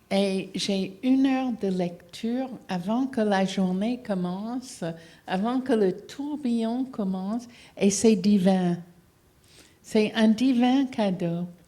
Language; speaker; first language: French; non-native, fluent; English